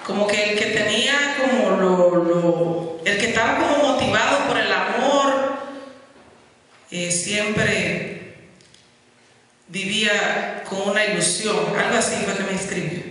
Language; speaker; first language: Spanish; native; Spanish